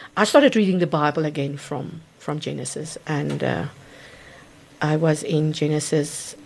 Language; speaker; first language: English; non-native, local second language; Afrikaans